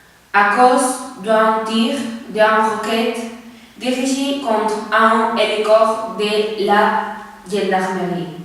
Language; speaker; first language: French; non-native, learner; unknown